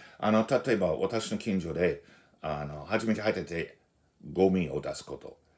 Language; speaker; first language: Japanese; non-native, fluent; English